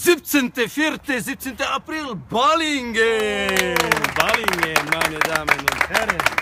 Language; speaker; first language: German; non-native, learner; Bosnian